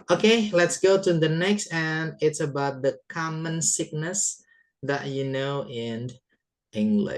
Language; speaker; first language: English; non-native, fluent; Indonesian